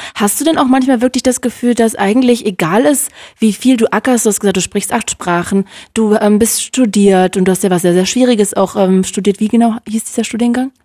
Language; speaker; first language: German; native; German